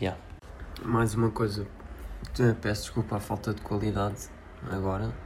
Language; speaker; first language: Portuguese; native; Portuguese